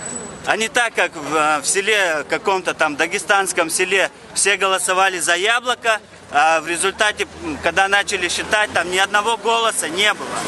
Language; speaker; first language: Russian; non-native, local second language; Chechen